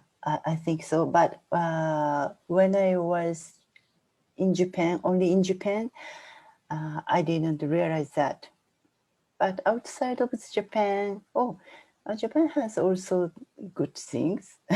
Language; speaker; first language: English; non-native, fluent; Japanese